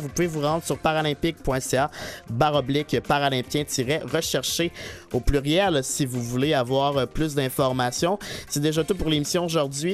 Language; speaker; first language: French; native; French